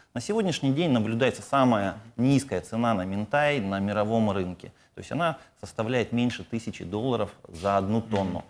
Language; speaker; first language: Russian; native; Russian